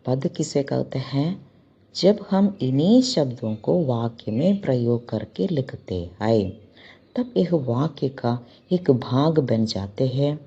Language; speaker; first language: Hindi; non-native, local second language; Malayalam